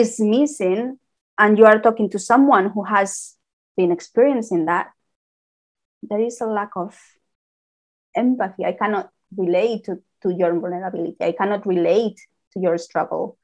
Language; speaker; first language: English; non-native, fluent; Spanish